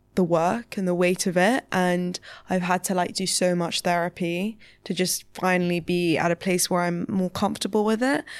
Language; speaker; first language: English; native; English